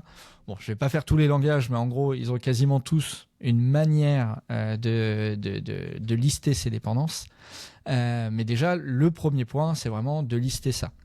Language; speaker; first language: French; native; French